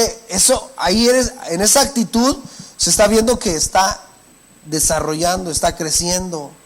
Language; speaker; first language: Spanish; native; Spanish